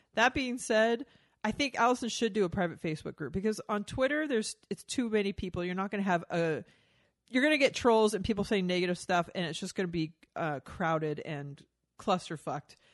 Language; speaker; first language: English; native; English